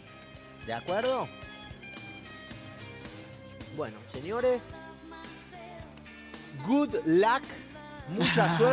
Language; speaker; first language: Spanish; native; Spanish